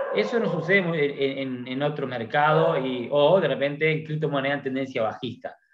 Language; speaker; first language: Spanish; native; Spanish